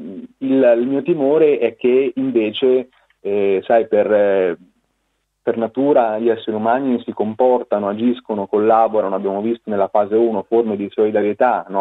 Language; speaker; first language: Italian; native; Italian